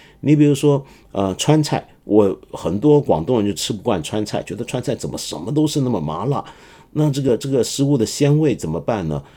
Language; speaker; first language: Chinese; non-native, local second language; Cantonese